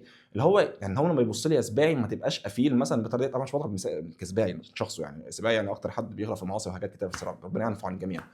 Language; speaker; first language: Arabic; native; Arabic